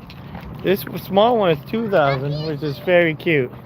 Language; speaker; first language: English; native; English